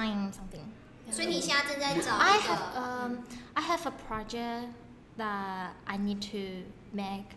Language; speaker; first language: English; non-native, fluent; Chinese